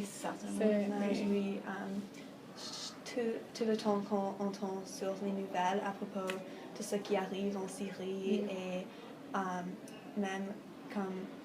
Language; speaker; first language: French; non-native, fluent; English